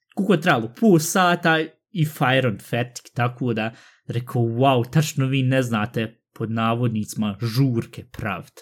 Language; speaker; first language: Bosnian; early bilingual, heritage; Bosnian